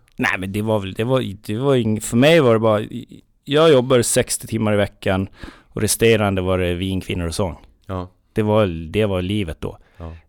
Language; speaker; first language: Swedish; native; Swedish